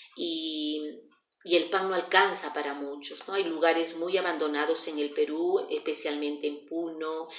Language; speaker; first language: Spanish; native; Spanish